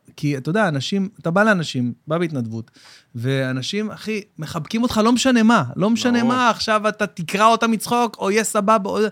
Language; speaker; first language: Hebrew; native; Hebrew